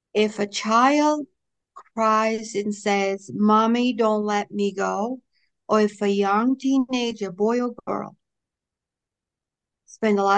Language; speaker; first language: English; non-native, fluent; Portuguese